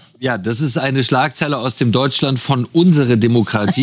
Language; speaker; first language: German; native; German